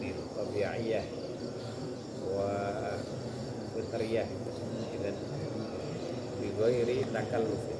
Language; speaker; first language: Arabic; non-native, fluent; Indonesian